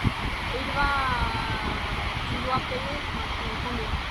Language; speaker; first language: French; non-native, learner; Portuguese